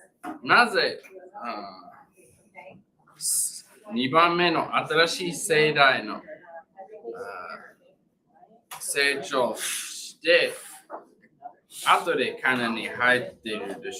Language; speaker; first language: Japanese; non-native, learner; English